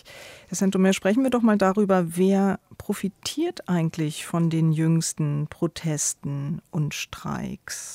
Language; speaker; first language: German; native; German